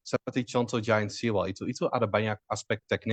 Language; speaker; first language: Indonesian; non-native, fluent; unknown